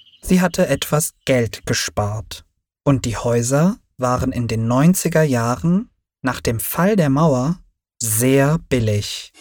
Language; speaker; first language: German; early bilingual, other home language; Turkish